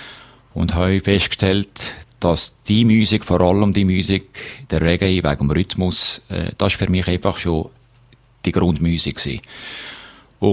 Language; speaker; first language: German; native; German